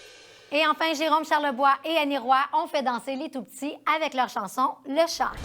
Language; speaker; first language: French; native; French